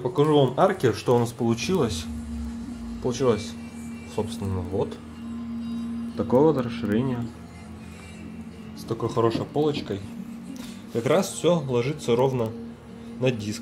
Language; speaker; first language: Russian; native; Russian